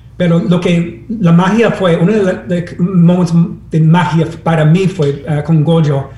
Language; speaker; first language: Spanish; non-native, fluent; English